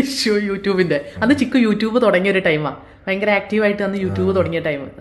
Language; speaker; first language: Malayalam; native; Malayalam